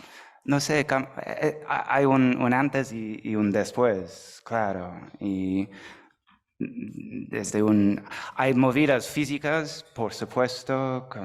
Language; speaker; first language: Spanish; non-native, fluent; English